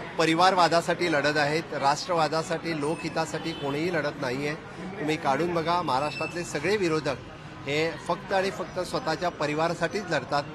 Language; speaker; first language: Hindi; non-native, local second language; Konkani